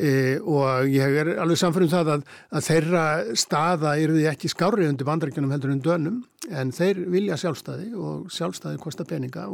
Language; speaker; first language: Icelandic; native; Icelandic